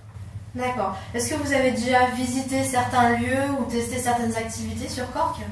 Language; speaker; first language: French; native; French